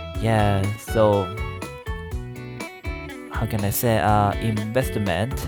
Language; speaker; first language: English; non-native, learner; Japanese